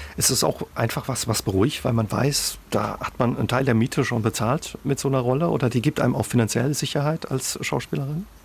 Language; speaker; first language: German; native; German